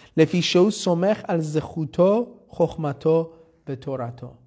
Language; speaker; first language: English; early bilingual, heritage; Persian